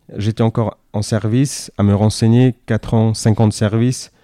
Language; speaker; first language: French; non-native, fluent; Kyrgyz